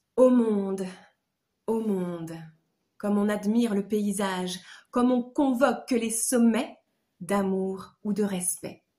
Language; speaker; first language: French; native; French